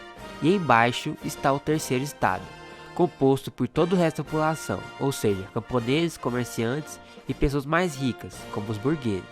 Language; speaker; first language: Portuguese; native; Portuguese